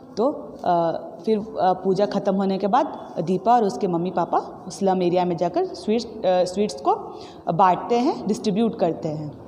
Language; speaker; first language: Hindi; native; Hindi